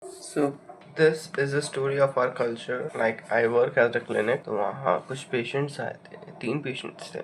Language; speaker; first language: Hindi; native; Hindi